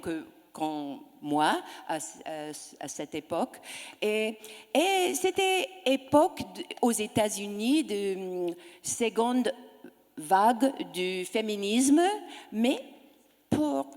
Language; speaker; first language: French; non-native, learner; English